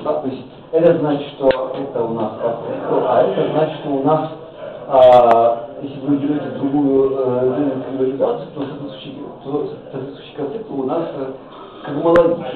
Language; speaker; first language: Russian; native; Russian